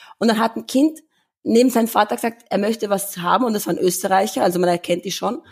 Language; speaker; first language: German; early bilingual, other home language; Albanian